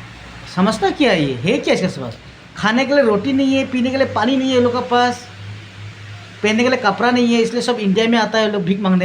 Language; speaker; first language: Hindi; non-native, local second language; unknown